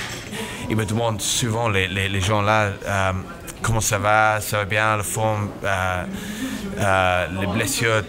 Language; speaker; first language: French; non-native, fluent; English